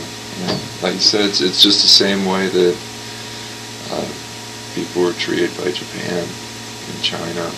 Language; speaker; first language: English; native; English